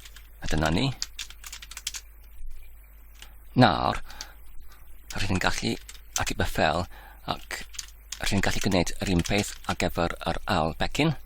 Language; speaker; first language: Welsh; non-native, learner; English